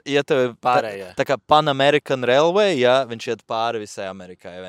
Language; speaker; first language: Latvian; native; Latvian